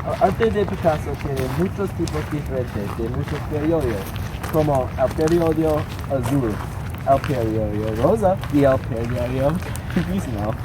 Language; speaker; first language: Spanish; non-native, learner; English